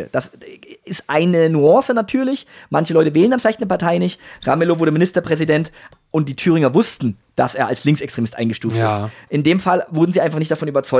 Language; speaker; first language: German; native; German